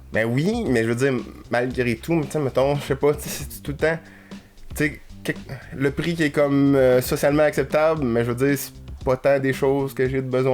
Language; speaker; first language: French; native; French